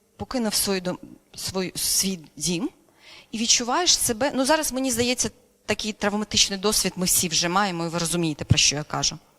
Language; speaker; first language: Ukrainian; non-native, local second language; Crimean Tatar